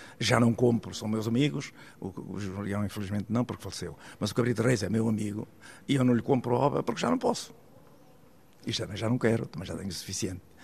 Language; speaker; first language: Portuguese; native; Portuguese